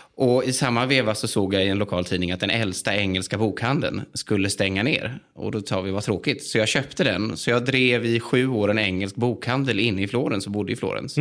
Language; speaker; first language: Swedish; native; Swedish